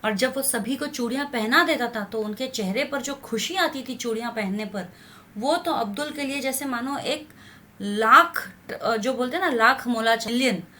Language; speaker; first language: Hindi; non-native, local second language; Marathi